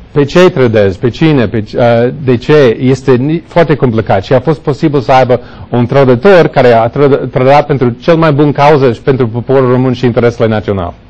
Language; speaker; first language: Romanian; non-native, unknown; English